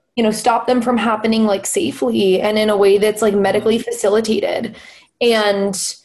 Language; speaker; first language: English; native; English